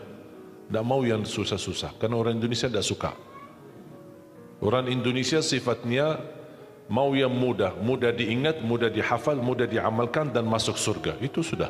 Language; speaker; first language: Indonesian; non-native, fluent; Arabic